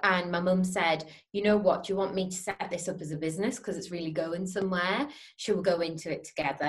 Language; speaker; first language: English; native; English